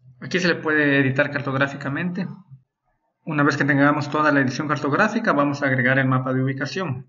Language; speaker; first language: Spanish; native; Spanish